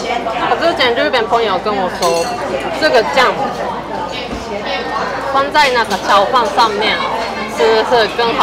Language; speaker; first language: Chinese; non-native, fluent; Japanese